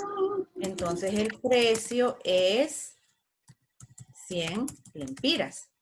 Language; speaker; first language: Spanish; native; Spanish